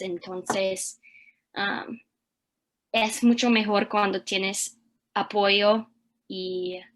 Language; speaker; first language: Spanish; early bilingual, heritage; English